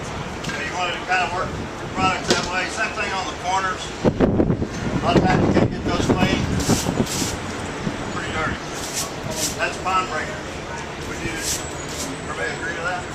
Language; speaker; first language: English; native; English